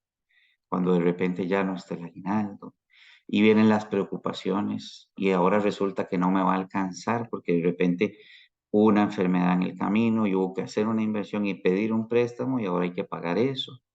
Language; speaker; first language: Spanish; native; Spanish